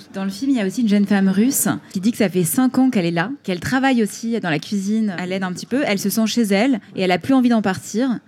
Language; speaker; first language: French; native; French